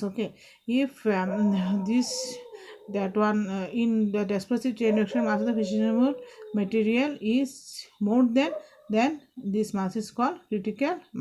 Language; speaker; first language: English; non-native, local second language; Bangla